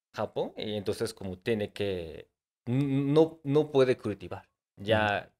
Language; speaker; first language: Spanish; non-native, fluent; Japanese